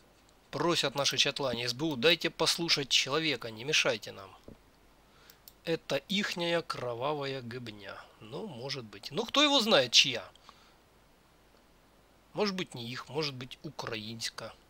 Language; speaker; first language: Russian; native; Russian